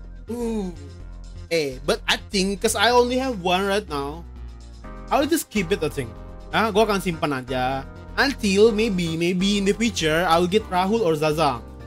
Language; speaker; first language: English; non-native, fluent; Indonesian